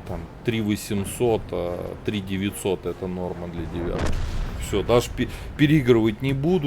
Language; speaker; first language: Russian; native; Russian